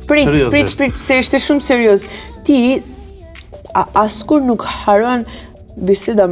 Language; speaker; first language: Albanian; early bilingual, heritage; Albanian